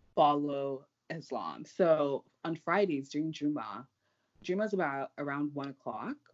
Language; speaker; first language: English; non-native, local second language; Yoruba